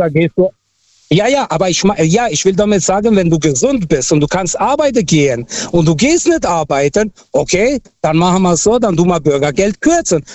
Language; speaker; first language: German; non-native, fluent; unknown